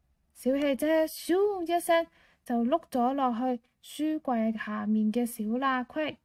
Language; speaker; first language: Cantonese; native; Cantonese